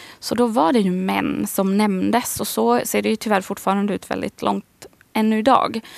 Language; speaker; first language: Swedish; native; Swedish